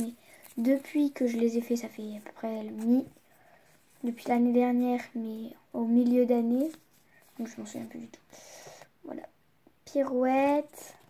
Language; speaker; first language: French; native; French